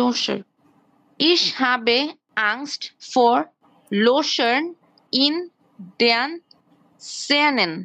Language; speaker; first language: German; non-native, learner; Bangla